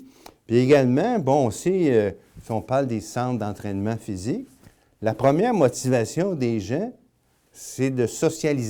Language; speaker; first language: French; native; French